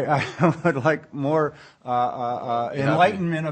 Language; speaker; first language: English; native; English